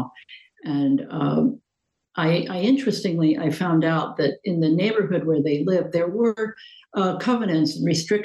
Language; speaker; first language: English; native; English